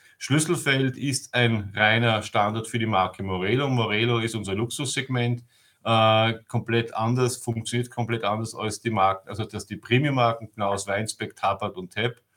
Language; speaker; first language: German; native; German